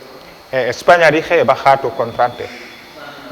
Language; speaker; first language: Spanish; non-native, learner; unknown